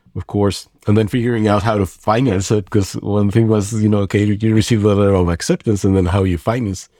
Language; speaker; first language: English; non-native, fluent; Spanish